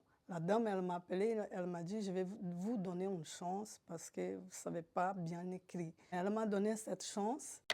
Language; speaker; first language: French; non-native, fluent; Portuguese